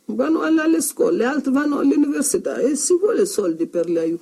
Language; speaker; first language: Italian; non-native, learner; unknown